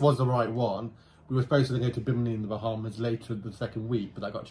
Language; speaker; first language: English; native; English